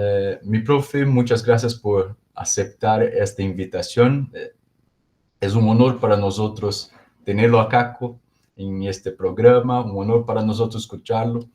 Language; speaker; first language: Spanish; non-native, learner; Portuguese